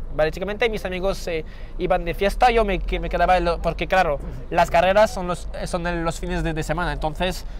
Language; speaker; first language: Spanish; non-native, fluent; French